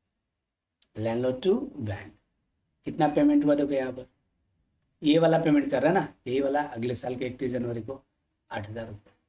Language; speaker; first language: Hindi; native; Hindi